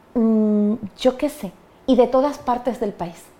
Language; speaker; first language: Spanish; native; Spanish